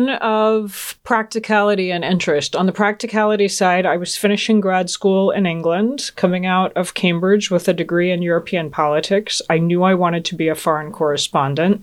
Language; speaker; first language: English; native; English